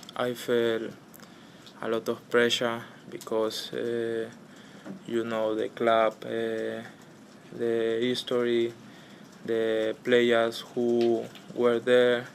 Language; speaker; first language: English; non-native, learner; Spanish